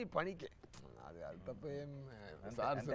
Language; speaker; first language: Telugu; non-native, fluent; Tamil